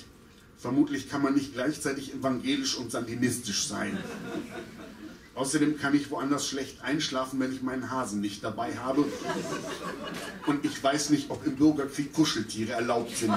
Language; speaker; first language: German; native; German